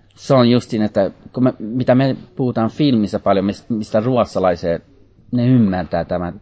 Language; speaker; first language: Finnish; early bilingual, heritage; Finnish